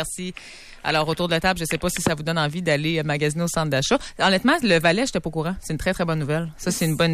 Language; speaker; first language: French; native; French